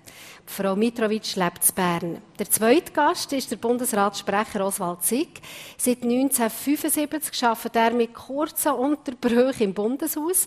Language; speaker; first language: German; native; German